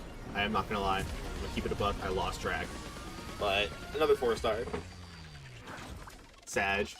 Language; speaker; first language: English; native; English